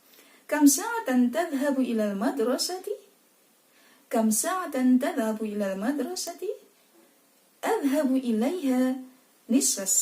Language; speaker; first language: Arabic; non-native, fluent; Indonesian